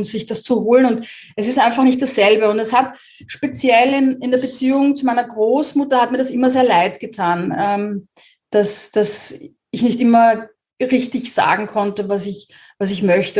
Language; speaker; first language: German; native; German